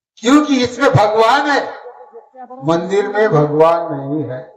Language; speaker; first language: Hindi; non-native, local second language; Marathi